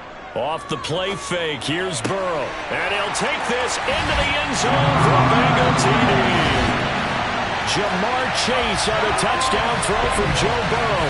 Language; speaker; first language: English; native; English